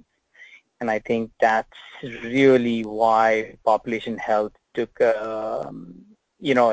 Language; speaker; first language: English; native; English